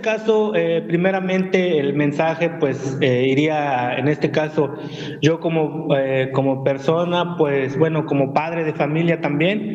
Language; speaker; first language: Spanish; non-native, local second language; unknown